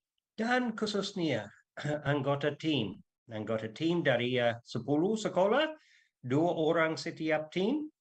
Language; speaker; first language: Indonesian; non-native, learner; English